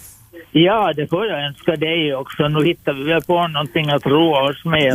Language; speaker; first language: Swedish; native; Swedish